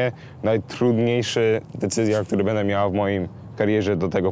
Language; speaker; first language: Polish; early bilingual, heritage; English